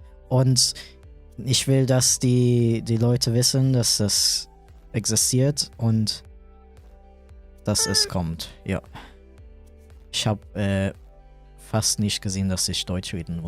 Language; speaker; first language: German; non-native, fluent; English